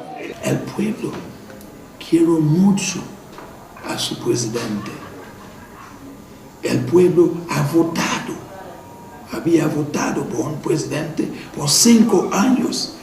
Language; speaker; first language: Spanish; non-native, fluent; Haitian Creole